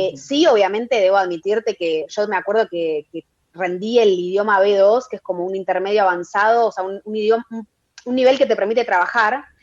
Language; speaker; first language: Spanish; native; Spanish